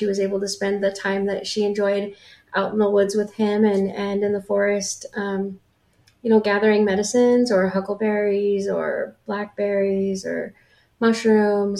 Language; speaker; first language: English; native; English